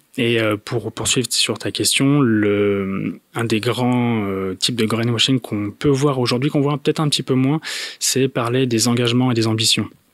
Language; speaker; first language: French; native; French